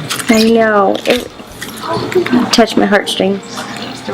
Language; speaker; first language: English; native; English